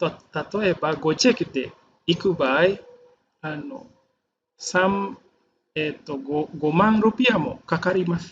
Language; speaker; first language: Japanese; non-native, fluent; Indonesian